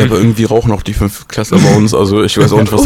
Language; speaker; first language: German; native; German